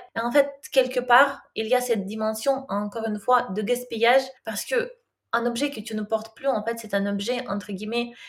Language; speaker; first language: French; non-native, fluent; Russian